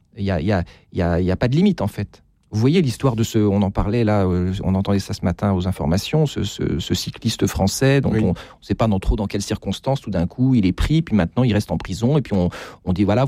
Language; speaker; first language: French; native; French